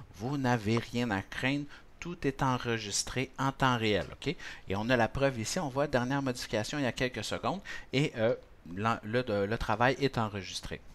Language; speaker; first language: French; native; French